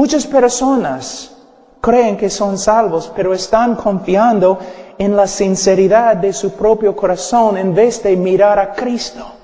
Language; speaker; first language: Spanish; non-native, fluent; English